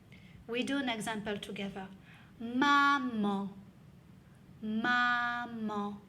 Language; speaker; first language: English; non-native, fluent; French